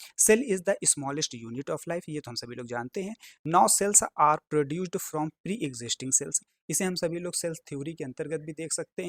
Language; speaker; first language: Hindi; native; Hindi